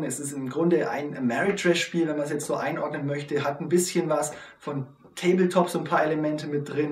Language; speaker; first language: German; native; German